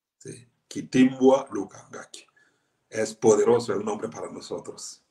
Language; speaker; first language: Spanish; non-native, fluent; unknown